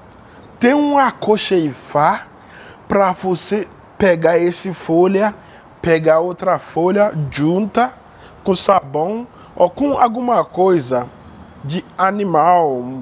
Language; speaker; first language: Portuguese; non-native, learner; Yoruba